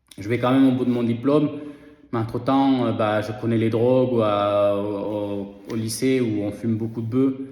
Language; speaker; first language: French; early bilingual, other home language; Spanish